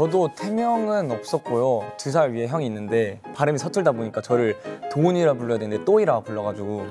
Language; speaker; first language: Korean; native; Korean